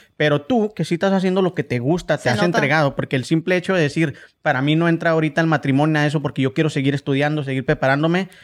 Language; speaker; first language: Spanish; native; Spanish